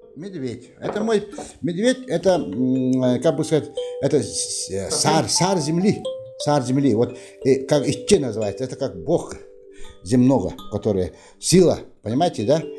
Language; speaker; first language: Russian; non-native, local second language; Yakut